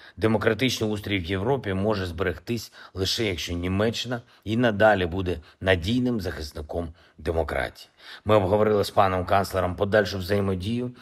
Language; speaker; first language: Ukrainian; non-native, local second language; Russian